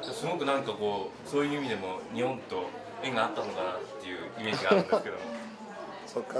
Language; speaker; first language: Japanese; native; Japanese